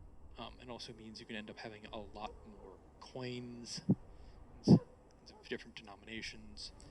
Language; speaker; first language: English; native; English